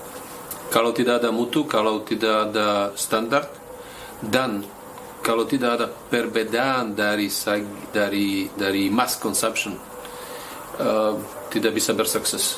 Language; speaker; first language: Indonesian; non-native, fluent; Slovak